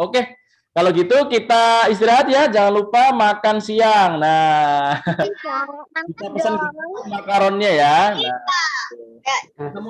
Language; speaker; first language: Indonesian; native; Indonesian